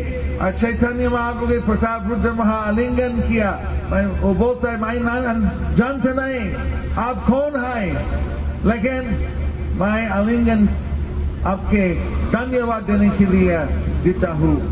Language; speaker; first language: Hindi; non-native, learner; English